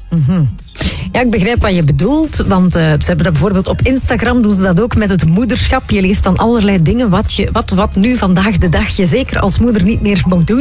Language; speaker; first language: Dutch; native; Dutch